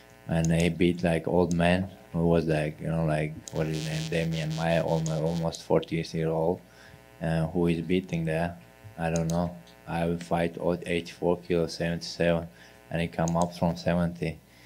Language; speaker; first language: English; non-native, learner; Chechen